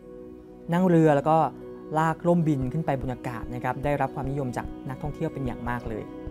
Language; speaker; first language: Thai; native; Thai